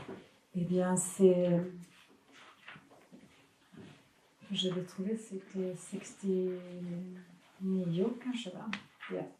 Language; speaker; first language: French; non-native, fluent; Swedish